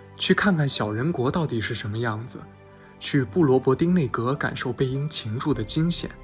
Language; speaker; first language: Chinese; native; Chinese